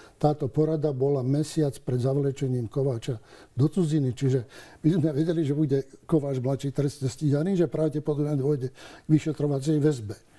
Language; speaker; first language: Slovak; native; Slovak